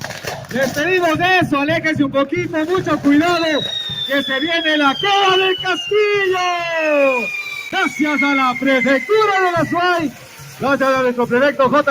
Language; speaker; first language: Spanish; native; Spanish